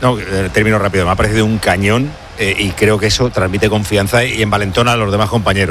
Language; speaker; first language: Spanish; native; Spanish